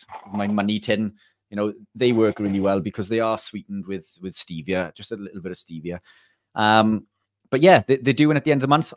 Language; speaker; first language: English; native; English